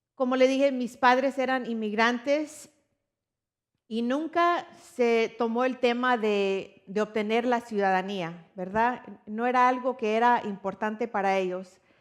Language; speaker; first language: Spanish; early bilingual, heritage; Spanish